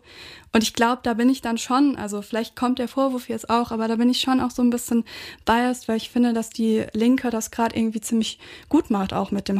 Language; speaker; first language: German; native; German